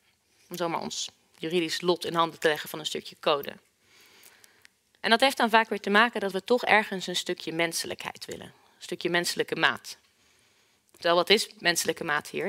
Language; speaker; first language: Dutch; native; Dutch